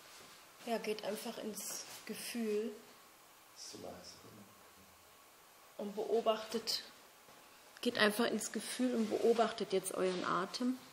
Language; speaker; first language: German; native; German